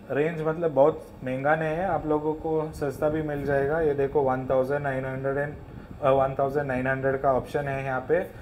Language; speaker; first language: Hindi; non-native, local second language; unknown